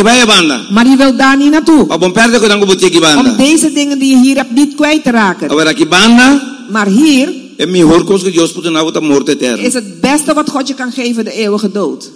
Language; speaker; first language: Dutch; non-native, fluent; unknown